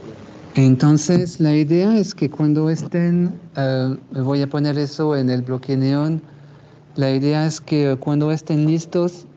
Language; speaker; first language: Spanish; non-native, fluent; French